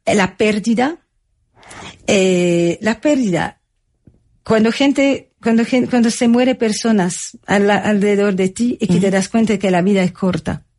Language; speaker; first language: Spanish; non-native, fluent; French